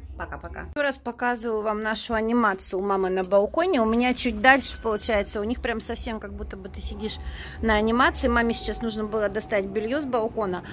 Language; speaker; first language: Russian; native; Russian